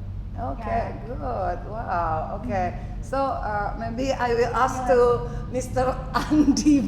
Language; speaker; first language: English; non-native, fluent; Indonesian